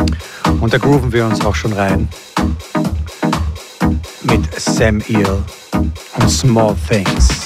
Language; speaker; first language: German; native; German